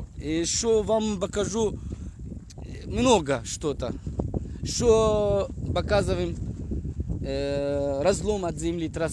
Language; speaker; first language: Russian; non-native, learner; Arabic